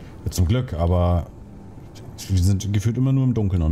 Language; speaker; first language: German; native; German